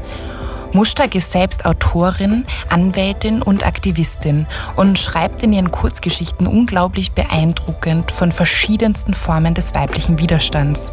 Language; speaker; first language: German; native; German